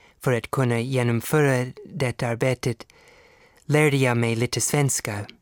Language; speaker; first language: Swedish; non-native, fluent; English